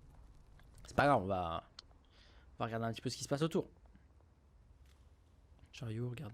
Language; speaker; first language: French; native; French